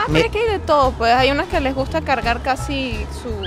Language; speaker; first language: Spanish; native; Spanish